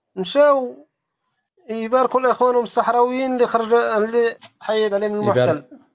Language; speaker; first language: Arabic; native; Arabic